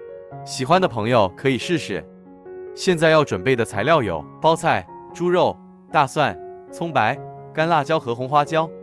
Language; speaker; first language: Chinese; native; Chinese